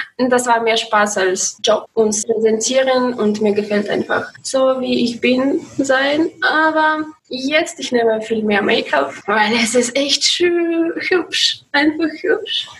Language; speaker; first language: German; non-native, learner; Russian